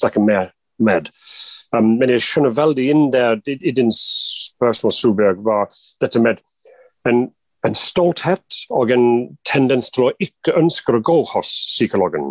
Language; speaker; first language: Norwegian; non-native, fluent; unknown